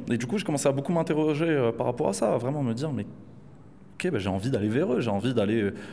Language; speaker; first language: French; non-native, local second language; Arabic